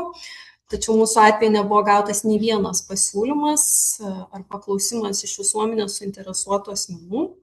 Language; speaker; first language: Lithuanian; native; Lithuanian